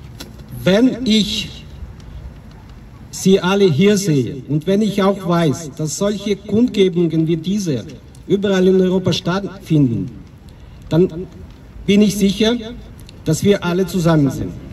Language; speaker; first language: German; non-native, fluent; Ukrainian